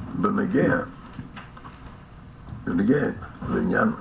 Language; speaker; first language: Hebrew; non-native, fluent; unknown